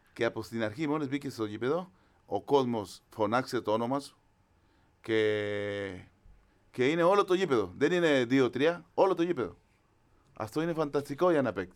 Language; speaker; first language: Greek; non-native, fluent; Spanish